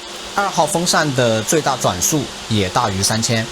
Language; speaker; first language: Chinese; native; Chinese